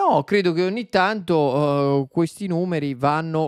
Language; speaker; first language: Italian; native; Italian